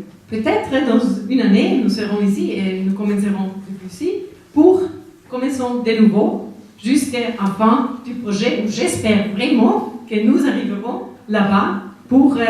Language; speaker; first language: French; non-native, fluent; Spanish